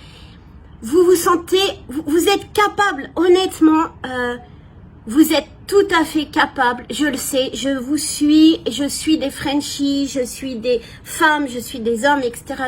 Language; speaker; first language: French; native; French